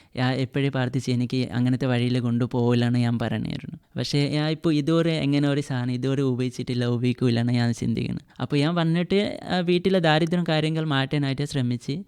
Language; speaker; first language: Malayalam; non-native, fluent; Assamese